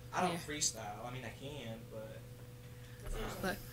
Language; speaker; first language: English; native; English